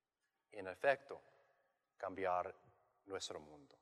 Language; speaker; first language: Spanish; non-native, learner; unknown